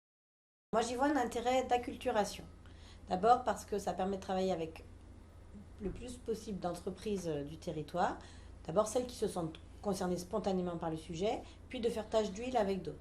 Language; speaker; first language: French; native; French